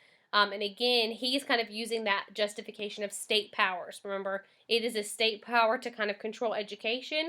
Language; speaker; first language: English; native; English